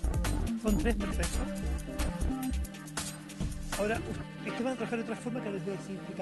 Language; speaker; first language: Spanish; native; Spanish